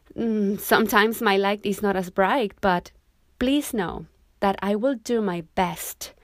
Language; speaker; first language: English; non-native, fluent; Spanish